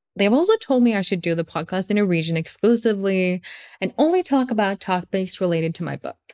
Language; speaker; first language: English; non-native, fluent; Norwegian